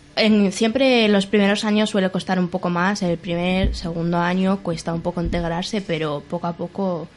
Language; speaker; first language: Spanish; early bilingual, other home language; Arabic